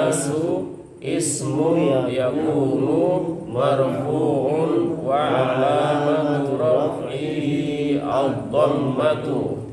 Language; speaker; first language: Arabic; non-native, fluent; Indonesian